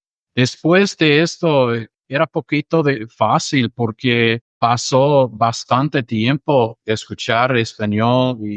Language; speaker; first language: Spanish; non-native, fluent; English